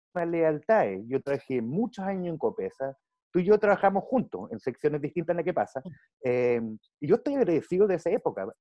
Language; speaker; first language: Spanish; early bilingual, heritage; Spanish